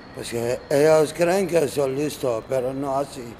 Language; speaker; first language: Spanish; non-native, learner; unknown